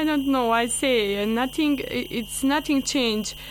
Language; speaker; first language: English; non-native, learner; Bosnian